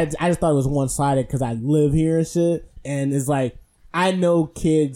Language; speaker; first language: English; native; English